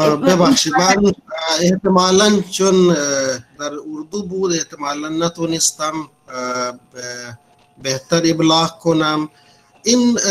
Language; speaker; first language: Persian; non-native, fluent; Urdu